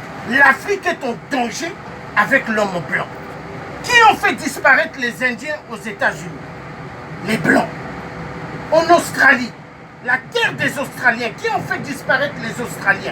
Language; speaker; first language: French; native; French